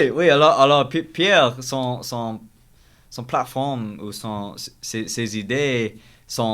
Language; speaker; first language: French; non-native, local second language; English